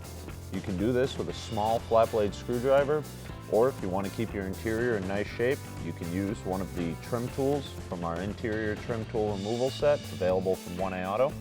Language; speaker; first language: English; native; English